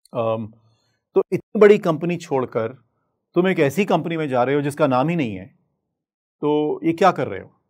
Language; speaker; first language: Hindi; native; Hindi